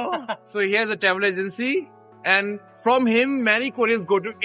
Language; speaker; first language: English; non-native, local second language; Hindi